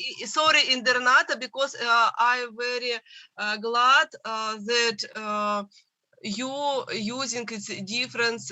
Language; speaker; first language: English; non-native, learner; Russian